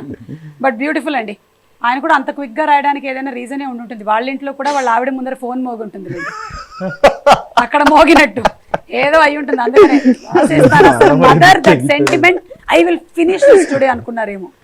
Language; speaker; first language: Telugu; native; Telugu